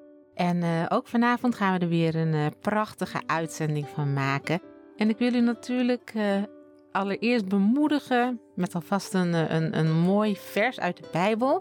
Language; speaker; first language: Dutch; native; Dutch